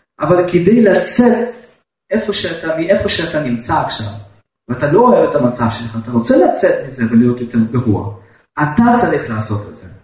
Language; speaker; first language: Hebrew; non-native, fluent; Russian